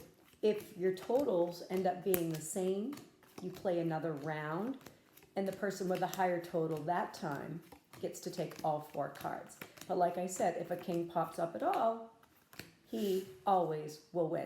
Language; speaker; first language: English; native; English